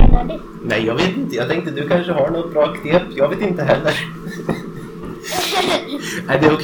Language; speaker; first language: Swedish; native; Swedish